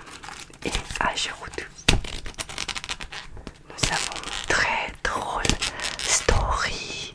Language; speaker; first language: French; non-native, learner; Russian